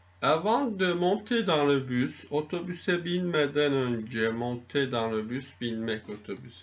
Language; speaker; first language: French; non-native, fluent; Turkish